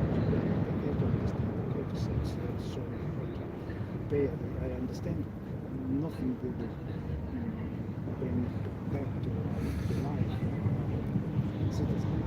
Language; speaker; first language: English; non-native, learner; Ukrainian